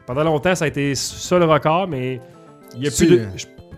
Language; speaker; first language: French; native; French